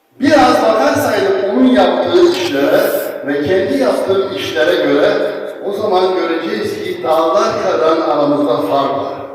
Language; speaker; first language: Turkish; non-native, fluent; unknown